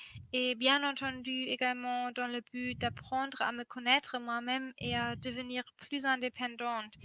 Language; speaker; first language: French; non-native, fluent; German